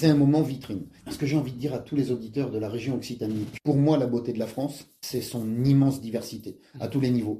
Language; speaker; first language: French; native; French